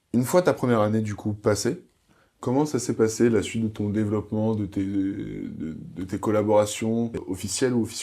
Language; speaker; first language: French; native; French